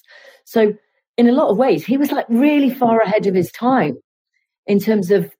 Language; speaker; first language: English; native; English